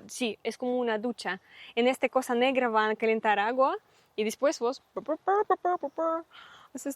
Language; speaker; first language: Spanish; non-native, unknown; Russian